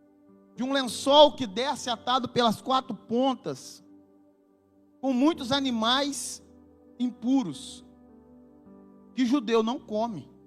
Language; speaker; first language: Portuguese; native; Portuguese